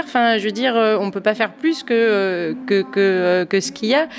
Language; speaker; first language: French; native; French